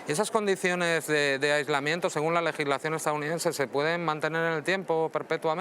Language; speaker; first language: Spanish; native; Spanish